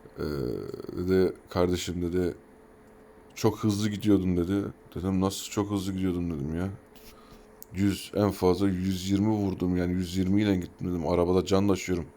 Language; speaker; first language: Turkish; early bilingual, heritage; Turkish